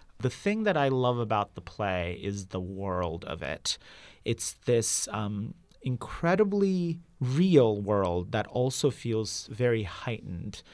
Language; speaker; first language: English; non-native, fluent; Turkish